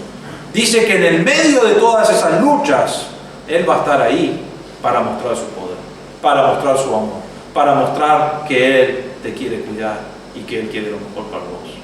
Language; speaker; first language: Spanish; native; Spanish